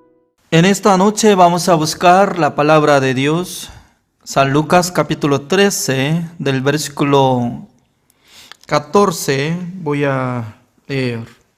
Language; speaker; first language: Spanish; non-native, fluent; Korean